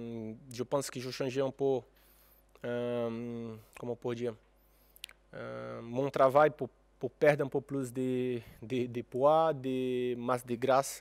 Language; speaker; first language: French; non-native, fluent; Portuguese